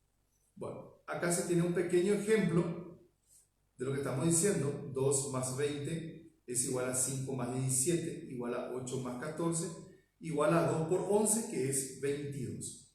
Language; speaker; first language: Spanish; native; Spanish